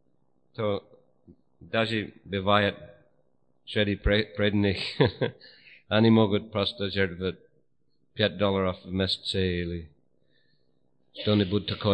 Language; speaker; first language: Russian; non-native, fluent; English